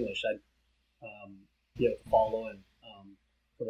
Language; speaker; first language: English; early bilingual, other home language; Vietnamese